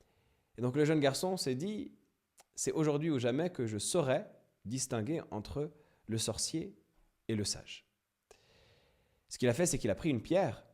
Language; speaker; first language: French; native; French